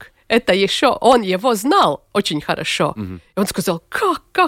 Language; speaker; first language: Russian; non-native, local second language; Latvian